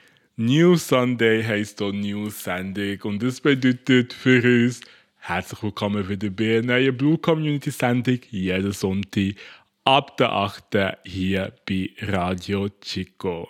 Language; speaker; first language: German; native; German